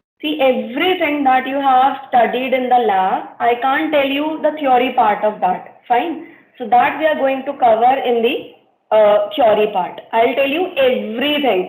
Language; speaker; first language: English; non-native, local second language; Hindi